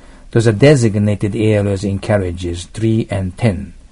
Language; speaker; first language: English; non-native, fluent; Japanese